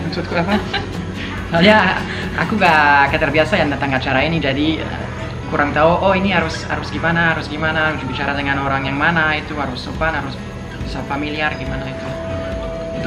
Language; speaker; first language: Indonesian; non-native, fluent; French